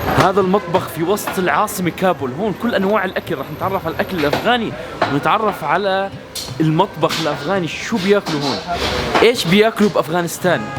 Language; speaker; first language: Arabic; native; Arabic